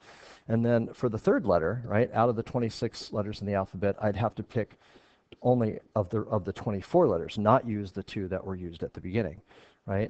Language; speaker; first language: English; native; English